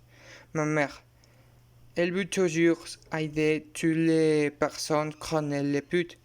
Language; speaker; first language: French; non-native, learner; Spanish